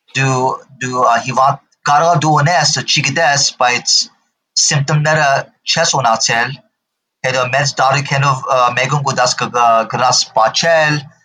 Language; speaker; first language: Armenian; early bilingual, heritage; Armenian